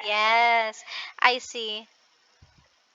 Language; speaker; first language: English; non-native, local second language; Filipino